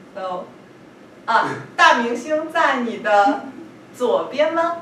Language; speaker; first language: Chinese; non-native, fluent; English